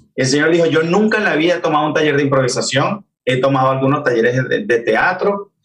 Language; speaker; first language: Spanish; native; Spanish